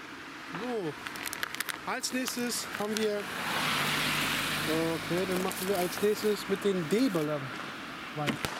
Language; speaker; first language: German; native; German